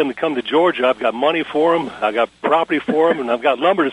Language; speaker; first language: English; native; English